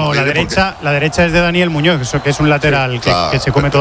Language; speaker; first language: Spanish; native; Spanish